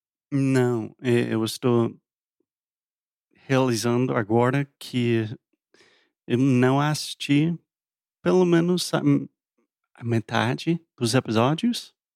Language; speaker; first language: Portuguese; non-native, fluent; English